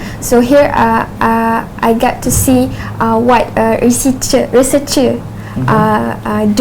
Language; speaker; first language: English; non-native, local second language; Malay